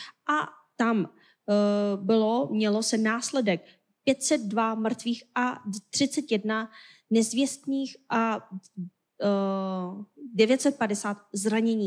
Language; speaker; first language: Czech; non-native, fluent; Korean